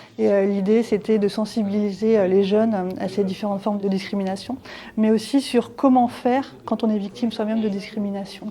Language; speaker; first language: French; native; French